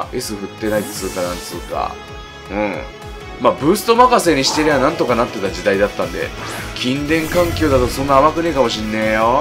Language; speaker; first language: Japanese; native; Japanese